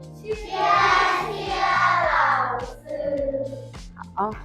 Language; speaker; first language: Chinese; non-native, learner; Thai